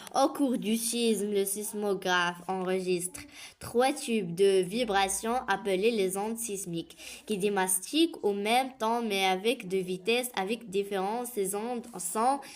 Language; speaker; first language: French; non-native, local second language; Arabic